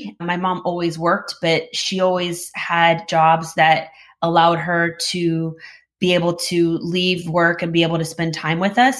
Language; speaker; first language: English; native; English